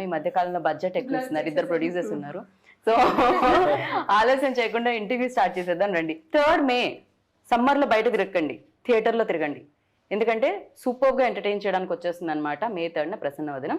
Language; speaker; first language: Telugu; native; Telugu